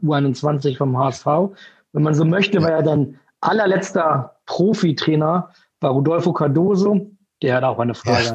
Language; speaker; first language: German; native; German